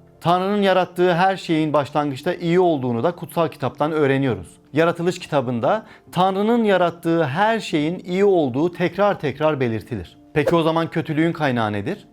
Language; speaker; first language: Turkish; native; Turkish